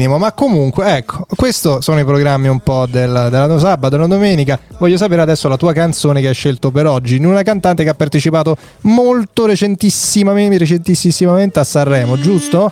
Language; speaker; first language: Italian; native; Italian